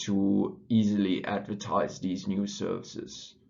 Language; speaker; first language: English; non-native, fluent; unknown